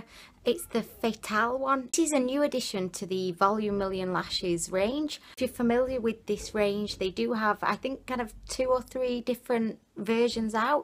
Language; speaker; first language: English; native; English